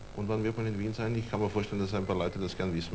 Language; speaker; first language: German; native; German